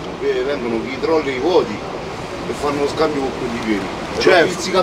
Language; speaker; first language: Italian; native; Italian